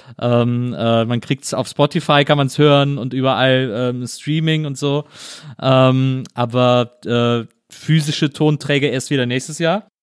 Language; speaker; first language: German; native; German